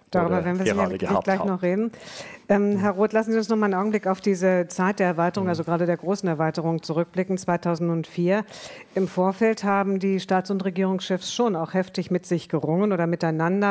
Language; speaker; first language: German; native; German